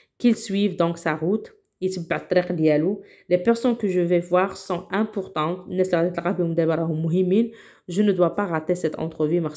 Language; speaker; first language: French; non-native, local second language; Arabic